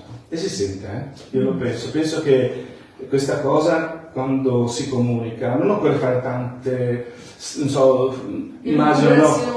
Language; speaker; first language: Italian; native; Italian